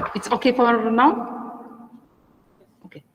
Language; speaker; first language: English; non-native, learner; Arabic